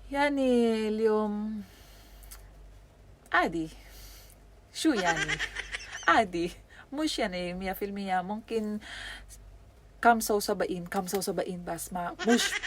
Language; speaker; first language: Arabic; non-native, learner; Filipino